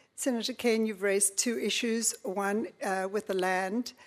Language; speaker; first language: English; native; English